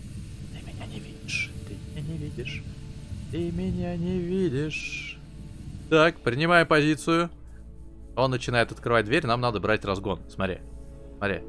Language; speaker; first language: Russian; native; Russian